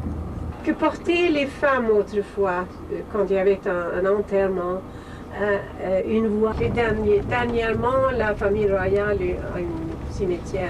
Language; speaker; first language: French; non-native, fluent; Swedish